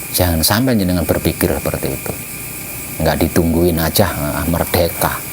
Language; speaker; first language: Indonesian; non-native, local second language; Javanese